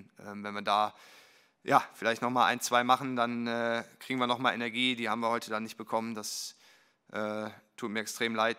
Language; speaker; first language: German; native; German